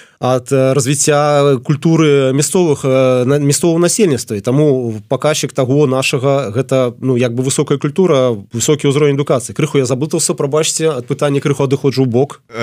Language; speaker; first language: Belarusian; non-native, local second language; Russian